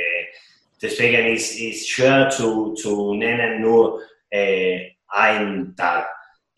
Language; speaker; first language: German; non-native, fluent; Spanish